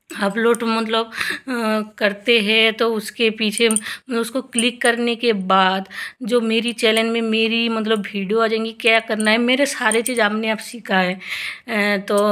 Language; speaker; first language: Hindi; non-native, local second language; Bangla